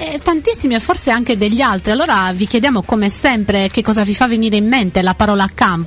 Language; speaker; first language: Italian; native; Italian